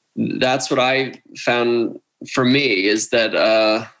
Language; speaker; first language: English; native; English